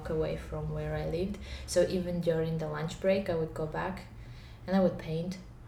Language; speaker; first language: English; non-native, fluent; Ukrainian